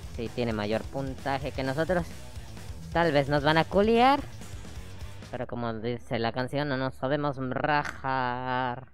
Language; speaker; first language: Spanish; early bilingual, heritage; Spanish